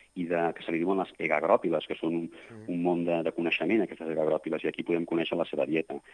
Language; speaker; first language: Catalan; native; Catalan